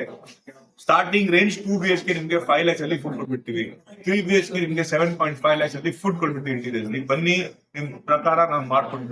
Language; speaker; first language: Kannada; non-native, local second language; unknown